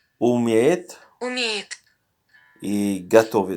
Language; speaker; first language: Russian; non-native, learner; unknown